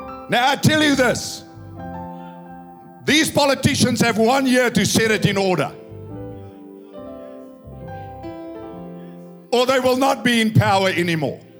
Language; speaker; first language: English; non-native, local second language; Afrikaans